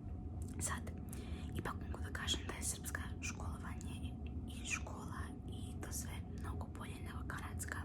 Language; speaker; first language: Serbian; early bilingual, heritage; Serbian